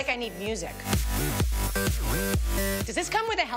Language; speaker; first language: English; native; English